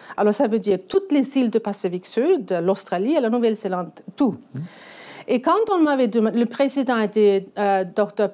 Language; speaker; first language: French; non-native, fluent; Icelandic